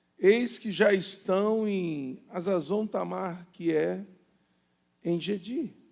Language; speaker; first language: Portuguese; native; Portuguese